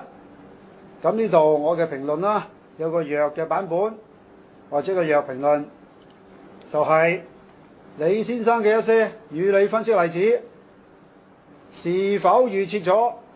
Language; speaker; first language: Chinese; non-native, local second language; Cantonese